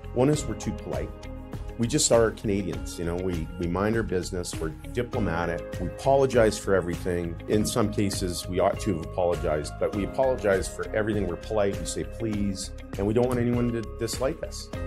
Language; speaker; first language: English; native; English